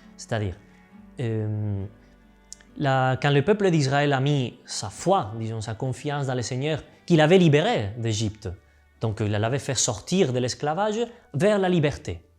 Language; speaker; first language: French; non-native, fluent; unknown